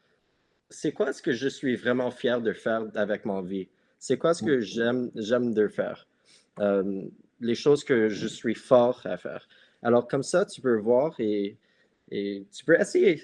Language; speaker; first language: French; non-native, local second language; English